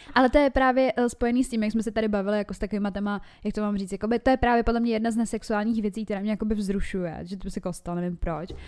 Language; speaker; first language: Czech; native; Czech